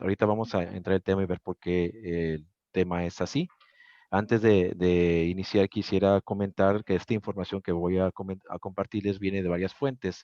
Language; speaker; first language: Spanish; native; Spanish